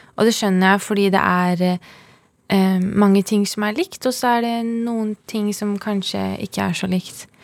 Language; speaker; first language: Norwegian; early bilingual, other home language; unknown